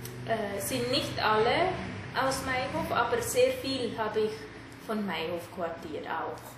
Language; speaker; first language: German; non-native, fluent; Tamil